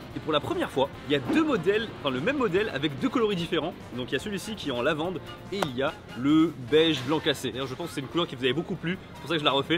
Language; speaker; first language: French; native; French